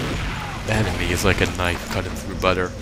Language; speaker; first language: English; native; English